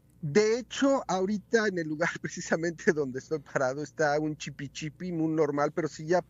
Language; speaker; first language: Spanish; native; Spanish